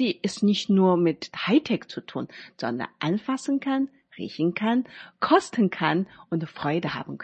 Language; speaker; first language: German; non-native, learner; Chinese